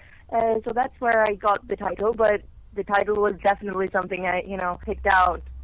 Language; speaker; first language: English; non-native, fluent; Norwegian